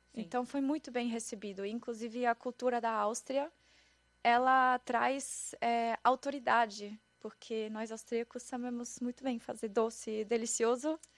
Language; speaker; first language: Portuguese; non-native, fluent; German